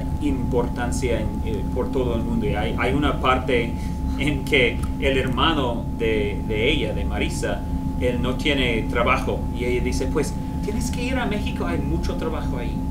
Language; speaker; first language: Spanish; non-native, fluent; English